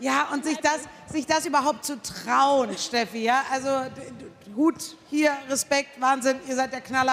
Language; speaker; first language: German; native; German